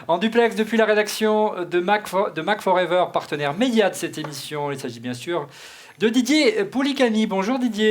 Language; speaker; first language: French; native; French